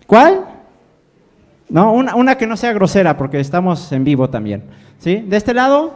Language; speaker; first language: Spanish; native; Spanish